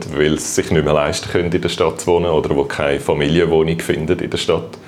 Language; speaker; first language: German; native; German